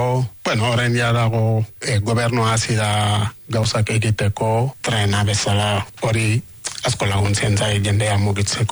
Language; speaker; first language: Basque; non-native, learner; Wolof